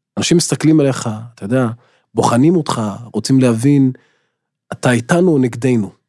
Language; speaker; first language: Hebrew; non-native, local second language; Arabic